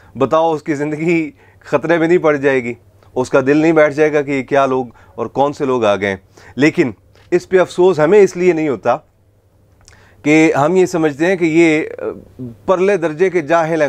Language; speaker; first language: Urdu; native; Urdu